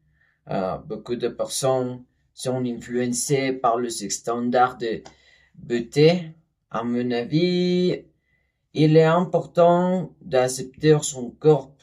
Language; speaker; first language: French; non-native, learner; Spanish